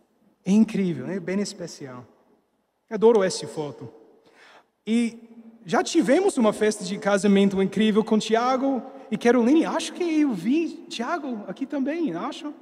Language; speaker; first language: Portuguese; non-native, fluent; English